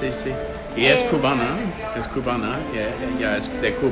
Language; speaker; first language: Spanish; non-native, fluent; English